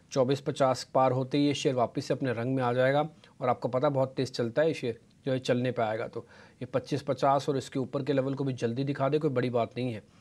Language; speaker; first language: Hindi; native; Hindi